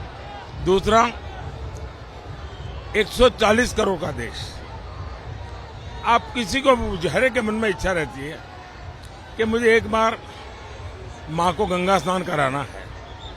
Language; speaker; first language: Hindi; non-native, local second language; Gujarati